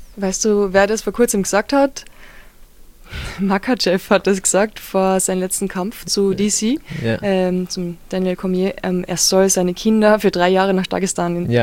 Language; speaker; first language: German; native; German